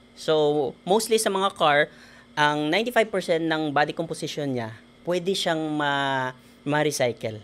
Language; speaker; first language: Filipino; non-native, local second language; Hiligaynon